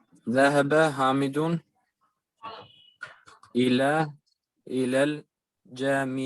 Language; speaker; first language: Arabic; non-native, learner; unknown